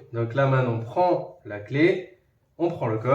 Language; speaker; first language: French; native; French